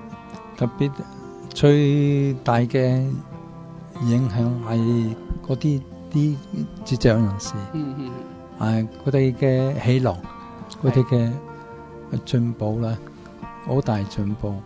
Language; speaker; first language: Cantonese; non-native, fluent; Italian